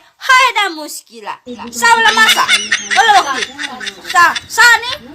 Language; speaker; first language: Arabic; non-native, learner; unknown